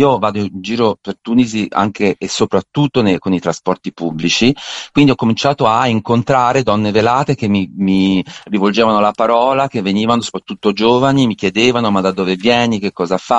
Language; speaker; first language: Italian; native; Italian